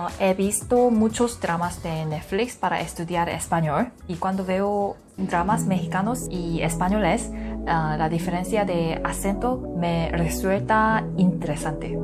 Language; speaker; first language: Spanish; non-native, learner; Korean